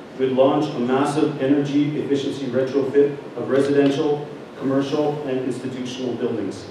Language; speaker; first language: English; native; English